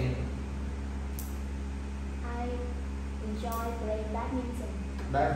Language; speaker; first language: English; non-native, learner; Vietnamese